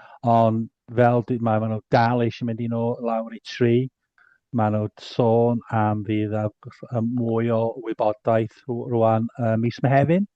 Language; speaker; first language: Welsh; non-native, fluent; English